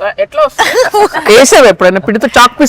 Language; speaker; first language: Telugu; native; Telugu